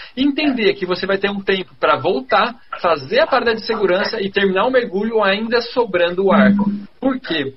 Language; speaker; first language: Portuguese; native; Portuguese